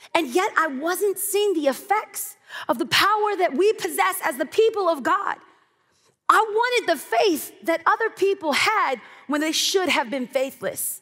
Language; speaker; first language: English; native; English